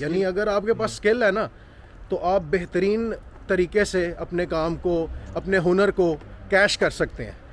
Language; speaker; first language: Hindi; non-native, local second language; Punjabi